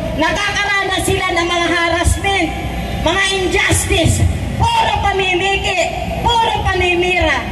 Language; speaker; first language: Filipino; non-native, local second language; Waray